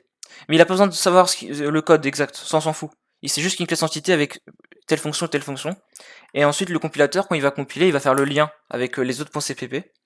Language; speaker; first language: French; native; French